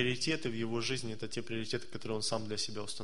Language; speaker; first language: Russian; native; Russian